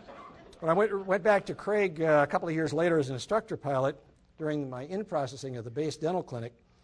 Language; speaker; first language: English; native; English